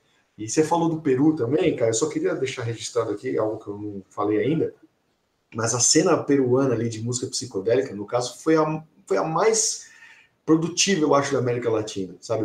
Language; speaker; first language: Portuguese; native; Portuguese